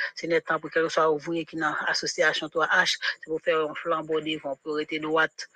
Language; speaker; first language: French; non-native, local second language; Haitian Creole